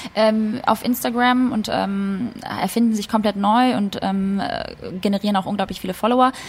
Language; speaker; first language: German; early bilingual, other home language; Albanian